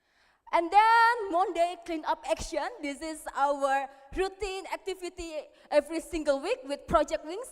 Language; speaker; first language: English; non-native, learner; Indonesian